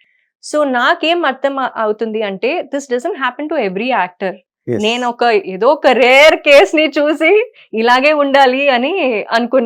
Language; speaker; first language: Telugu; non-native, fluent; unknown